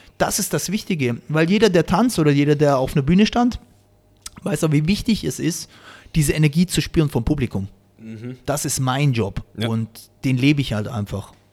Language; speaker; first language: German; native; German